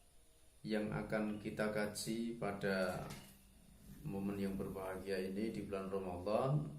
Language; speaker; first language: Indonesian; native; Indonesian